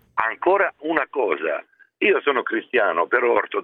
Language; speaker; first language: Italian; non-native, fluent; Serbian